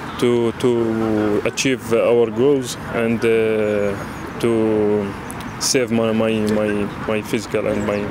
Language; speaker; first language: English; non-native, learner; Arabic